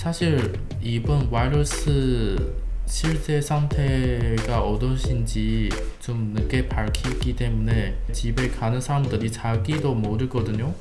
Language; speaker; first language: Korean; non-native, learner; Chinese